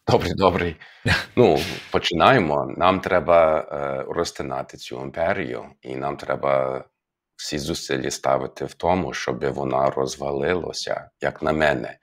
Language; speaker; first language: Ukrainian; non-native, fluent; English